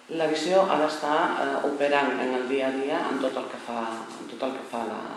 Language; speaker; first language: Catalan; native; Catalan